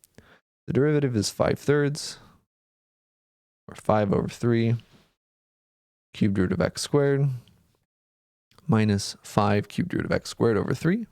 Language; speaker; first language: English; native; English